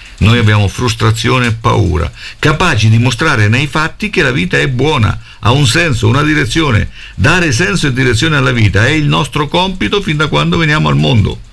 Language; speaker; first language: Italian; native; Italian